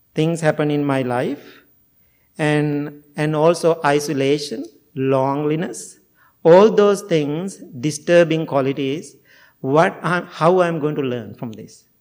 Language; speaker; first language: English; non-native, fluent; Sinhala